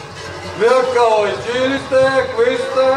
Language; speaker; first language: Bulgarian; native; Bulgarian